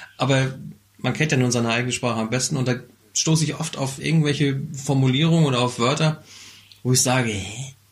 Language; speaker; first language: German; native; German